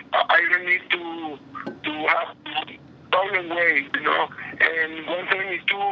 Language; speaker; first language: English; non-native, learner; Spanish